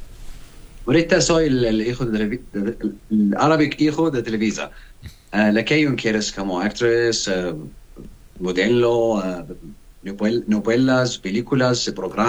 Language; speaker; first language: Spanish; non-native, learner; Arabic